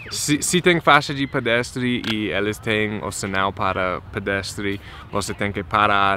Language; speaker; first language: Portuguese; non-native, fluent; English